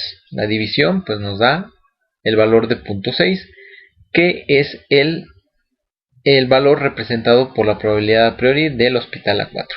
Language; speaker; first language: Spanish; native; Spanish